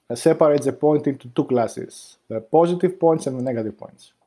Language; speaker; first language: English; non-native, fluent; Greek